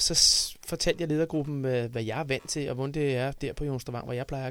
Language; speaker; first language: Danish; native; Danish